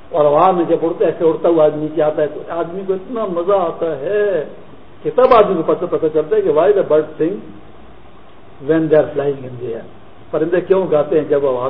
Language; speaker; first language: Urdu; non-native, local second language; Pashto